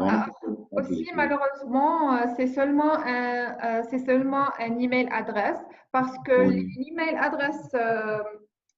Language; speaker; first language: French; non-native, learner; English